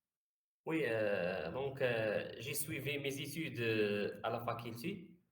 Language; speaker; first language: French; non-native, learner; Arabic